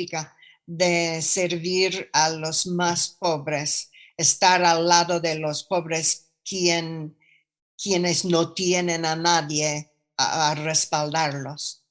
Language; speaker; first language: Spanish; non-native, fluent; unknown